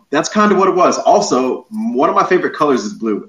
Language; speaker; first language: English; native; English